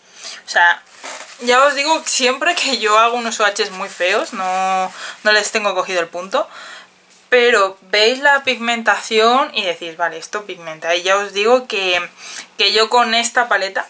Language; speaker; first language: Spanish; native; Spanish